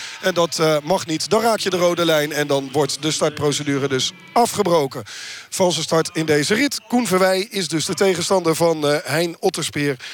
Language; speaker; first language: Dutch; native; Dutch